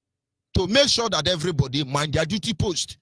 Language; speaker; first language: English; non-native, local second language; Igbo